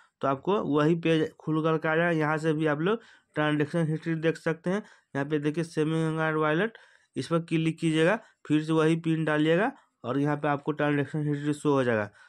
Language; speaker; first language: Hindi; native; Hindi